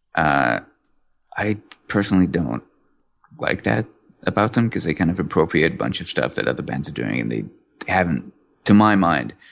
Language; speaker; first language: English; native; English